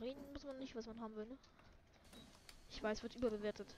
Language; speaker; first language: German; native; German